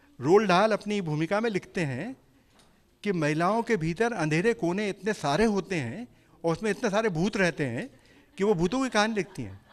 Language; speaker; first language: Hindi; native; Hindi